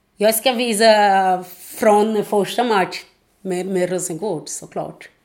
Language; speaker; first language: Swedish; non-native, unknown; Portuguese